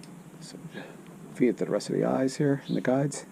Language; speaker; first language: English; native; English